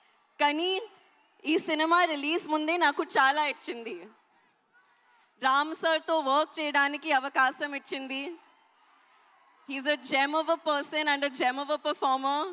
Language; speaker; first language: Telugu; non-native, local second language; Hindi